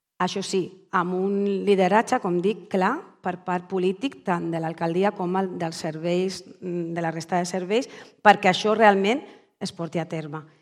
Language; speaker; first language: Catalan; non-native, local second language; Spanish